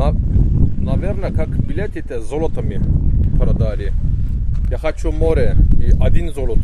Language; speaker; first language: Russian; non-native, learner; Turkish